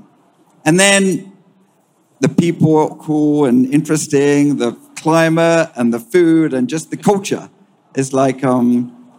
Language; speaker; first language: English; native; English